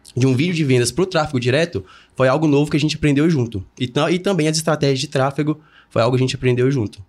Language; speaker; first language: Portuguese; native; Portuguese